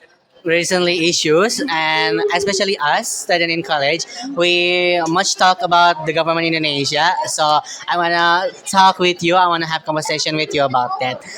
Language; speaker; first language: English; non-native, learner; Indonesian